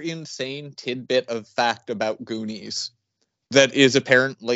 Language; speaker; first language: English; native; English